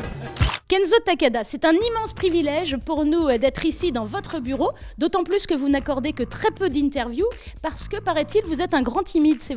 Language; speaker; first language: French; native; French